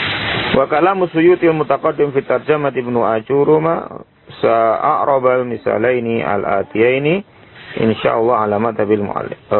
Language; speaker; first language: Arabic; non-native, fluent; Indonesian